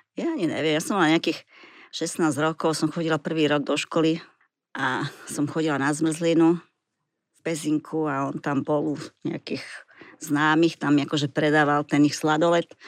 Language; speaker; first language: Slovak; native; Slovak